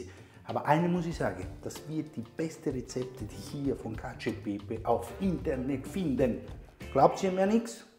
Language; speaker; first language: German; non-native, fluent; Italian